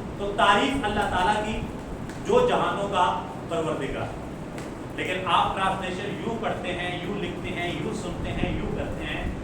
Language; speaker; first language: Urdu; non-native, local second language; Punjabi